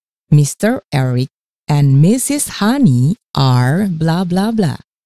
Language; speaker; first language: English; non-native, fluent; Indonesian